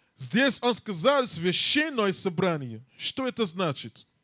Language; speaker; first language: Russian; non-native, learner; English